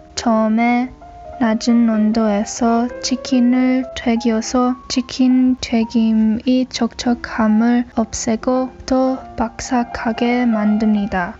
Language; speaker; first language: Korean; non-native, learner; English